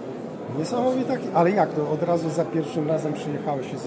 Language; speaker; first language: Polish; native; Polish